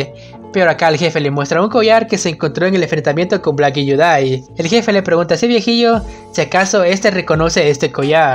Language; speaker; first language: Spanish; native; Spanish